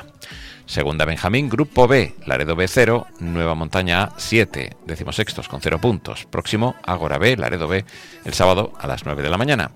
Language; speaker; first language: Spanish; native; Spanish